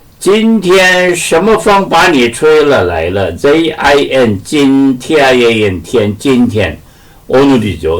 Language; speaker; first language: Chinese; non-native, fluent; Korean